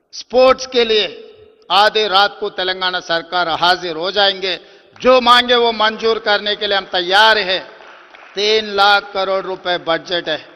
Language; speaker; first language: Hindi; non-native, local second language; Telugu